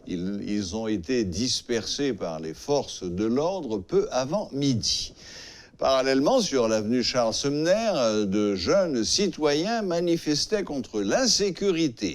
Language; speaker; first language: French; non-native, local second language; Haitian Creole